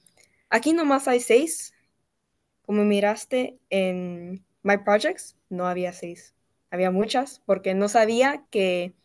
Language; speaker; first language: Spanish; early bilingual, heritage; Spanish